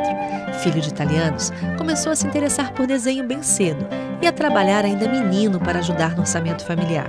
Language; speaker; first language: Portuguese; native; Portuguese